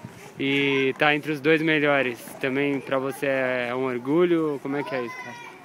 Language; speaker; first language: Portuguese; native; Portuguese